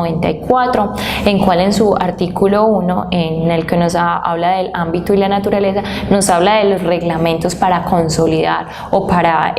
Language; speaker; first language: Spanish; native; Spanish